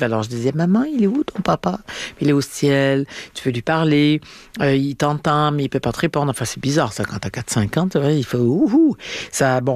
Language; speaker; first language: French; native; French